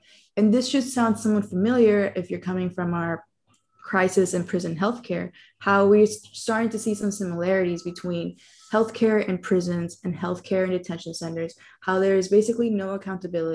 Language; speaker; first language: English; non-native, fluent; Spanish